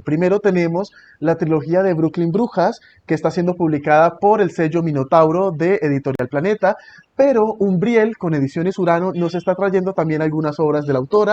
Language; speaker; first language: Spanish; native; Spanish